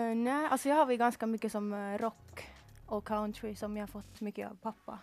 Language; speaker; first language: Swedish; native; Swedish